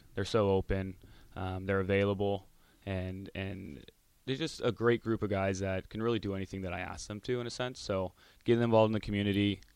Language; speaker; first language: English; native; English